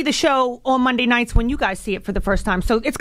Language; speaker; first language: English; native; English